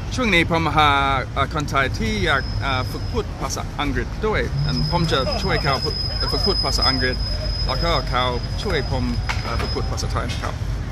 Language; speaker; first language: Thai; non-native, learner; English